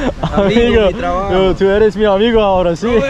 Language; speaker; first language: Spanish; non-native, learner; Turkish